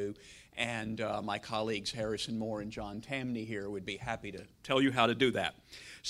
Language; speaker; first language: English; native; English